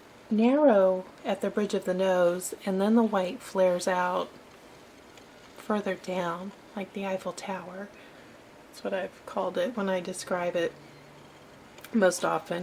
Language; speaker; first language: English; native; English